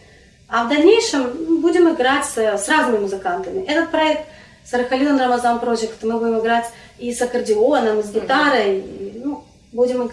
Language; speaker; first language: Russian; non-native, local second language; Crimean Tatar